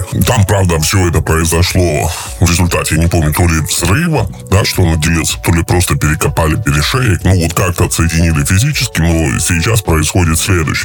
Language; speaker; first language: Russian; native; Russian